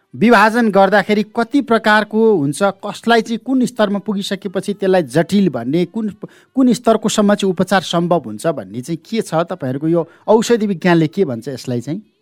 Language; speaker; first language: Nepali; native; Nepali